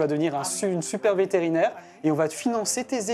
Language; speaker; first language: French; native; French